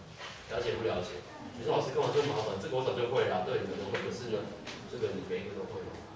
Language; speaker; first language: Chinese; native; Chinese